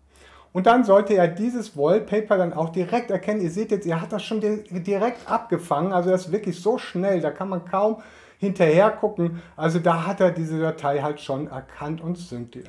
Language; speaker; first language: German; native; German